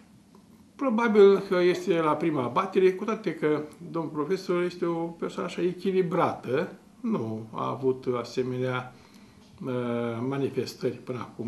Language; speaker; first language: Romanian; native; Romanian